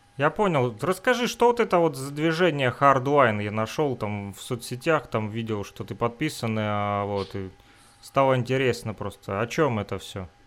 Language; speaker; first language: Russian; native; Russian